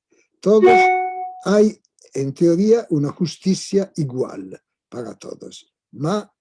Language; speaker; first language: Spanish; non-native, fluent; Italian